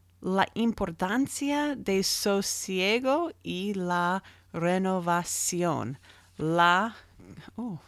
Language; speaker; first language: Spanish; non-native, learner; English